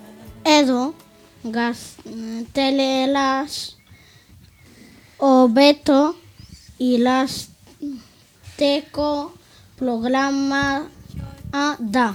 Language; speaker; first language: Basque; non-native, learner; Spanish